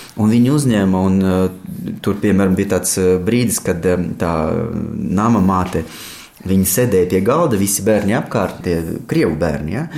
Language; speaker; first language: Latvian; non-native, fluent; Russian